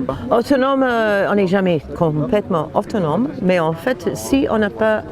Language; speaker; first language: French; non-native, fluent; English